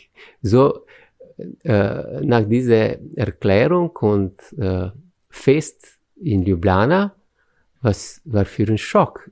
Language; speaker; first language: German; non-native, fluent; Slovenian